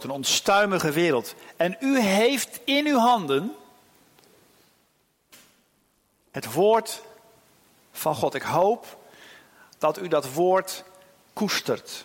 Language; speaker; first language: Dutch; native; Dutch